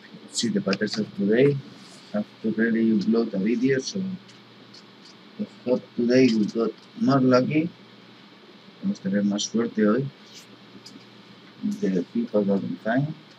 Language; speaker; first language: English; non-native, learner; Spanish